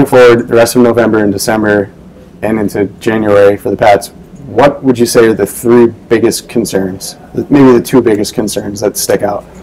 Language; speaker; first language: English; native; English